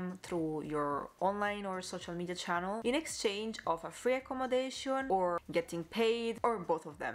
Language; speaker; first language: English; non-native, fluent; Italian